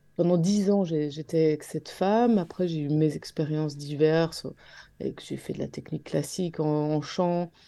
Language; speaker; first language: French; native; French